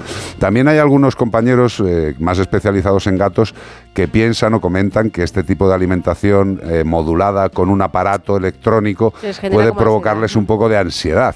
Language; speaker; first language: Spanish; native; Spanish